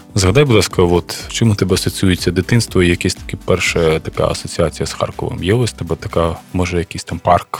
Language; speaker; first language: Ukrainian; non-native, local second language; Russian